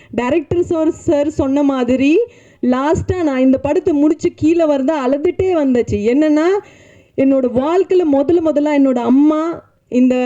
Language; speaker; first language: Tamil; non-native, fluent; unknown